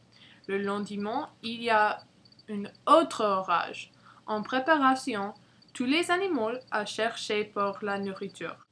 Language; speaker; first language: French; non-native, learner; English